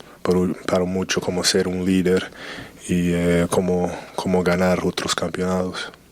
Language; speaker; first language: Spanish; non-native, fluent; English